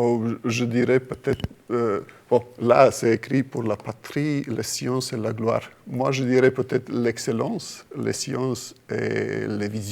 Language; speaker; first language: French; non-native, fluent; Croatian